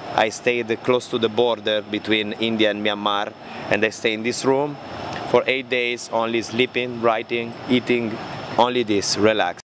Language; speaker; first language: English; non-native, learner; Italian